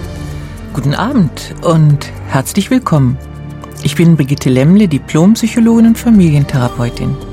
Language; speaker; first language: German; native; German